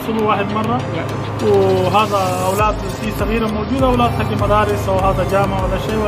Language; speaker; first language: Arabic; non-native, learner; Urdu